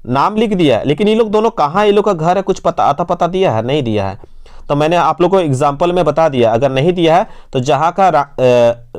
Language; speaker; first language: Hindi; native; Hindi